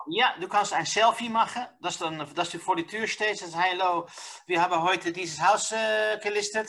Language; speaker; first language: German; non-native, learner; Dutch